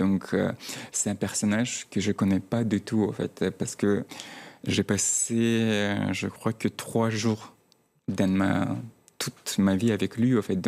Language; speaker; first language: French; non-native, fluent; Chechen